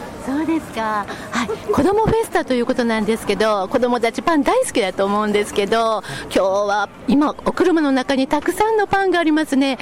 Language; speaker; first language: Japanese; native; Japanese